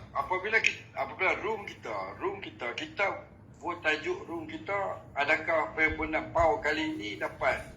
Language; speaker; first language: Malay; native; Malay